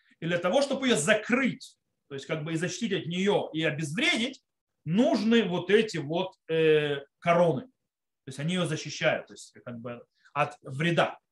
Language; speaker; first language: Russian; early bilingual, heritage; Russian